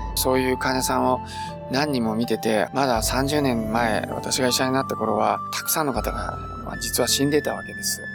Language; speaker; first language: Japanese; native; Japanese